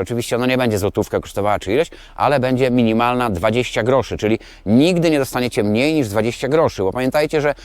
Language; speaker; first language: Polish; native; Polish